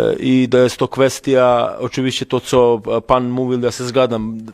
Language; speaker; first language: Polish; non-native, learner; Serbian